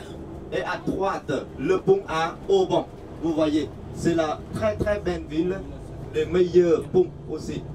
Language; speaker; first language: French; non-native, fluent; Vietnamese